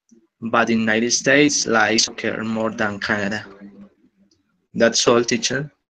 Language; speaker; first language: English; non-native, learner; Spanish